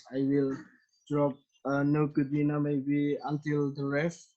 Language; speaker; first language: English; non-native, learner; Indonesian